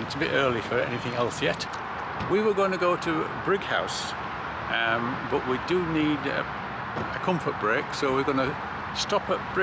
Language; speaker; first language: English; native; English